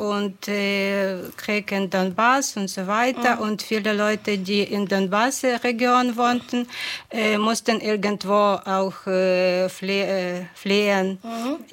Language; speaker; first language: German; non-native, fluent; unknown